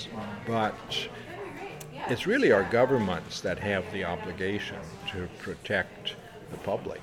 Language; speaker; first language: English; native; English